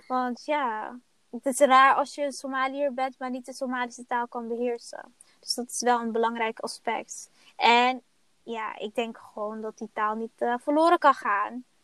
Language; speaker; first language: Dutch; early bilingual, other home language; Somali